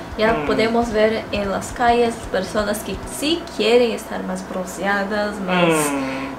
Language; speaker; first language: Spanish; non-native, fluent; Portuguese